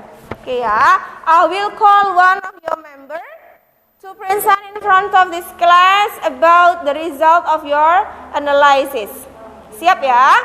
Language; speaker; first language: English; non-native, learner; Indonesian